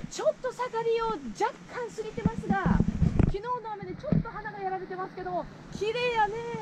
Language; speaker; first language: Japanese; native; Japanese